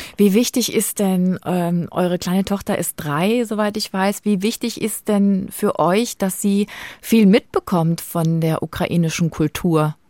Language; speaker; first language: German; native; German